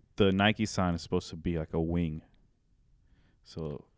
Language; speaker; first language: English; native; English